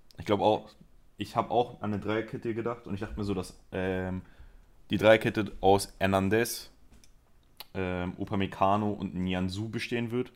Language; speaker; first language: German; early bilingual, other home language; Spanish